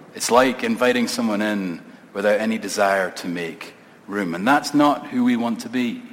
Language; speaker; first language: English; native; English